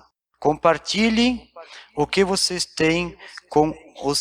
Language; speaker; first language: Portuguese; native; Portuguese